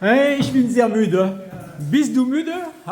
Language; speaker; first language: German; non-native, learner; French